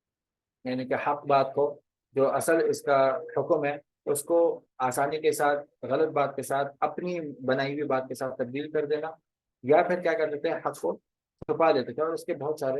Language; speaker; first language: Urdu; native; Urdu